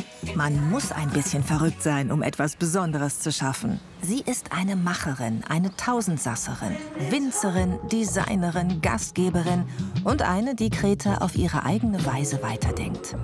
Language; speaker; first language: German; native; German